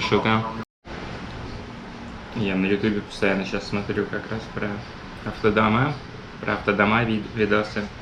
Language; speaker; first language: Russian; native; Russian